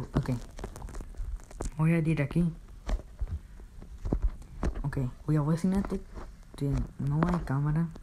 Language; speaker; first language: Spanish; early bilingual, heritage; Spanish